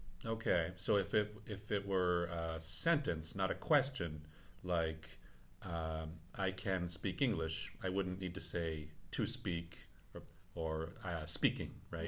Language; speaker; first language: English; native; English